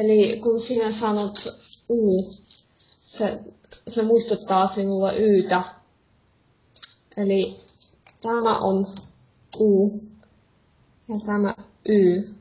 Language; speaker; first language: Finnish; non-native, fluent; Russian